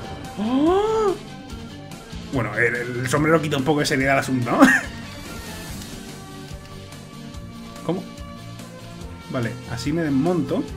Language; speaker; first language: Spanish; native; Spanish